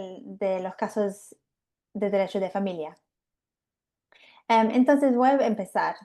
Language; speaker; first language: Spanish; non-native, fluent; English